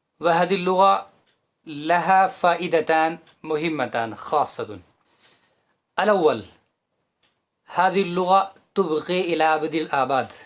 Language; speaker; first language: Arabic; non-native, fluent; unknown